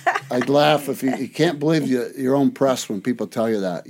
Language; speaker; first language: English; native; English